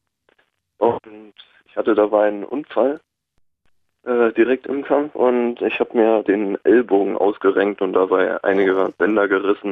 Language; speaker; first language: German; native; German